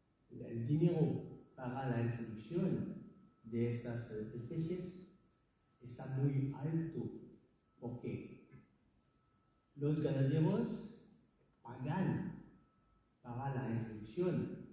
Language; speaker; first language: Spanish; non-native, learner; French